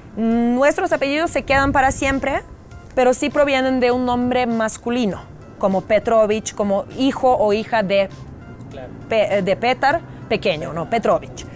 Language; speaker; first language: Spanish; non-native, fluent; Serbian